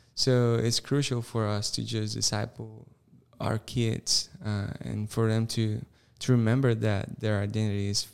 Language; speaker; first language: English; non-native, fluent; Spanish